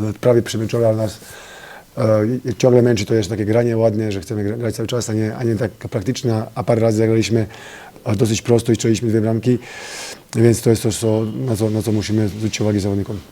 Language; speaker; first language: Polish; non-native, fluent; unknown